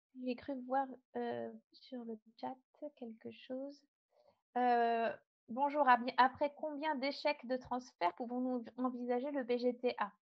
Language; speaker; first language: French; native; French